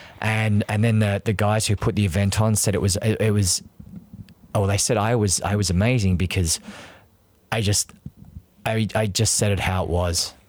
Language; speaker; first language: English; native; English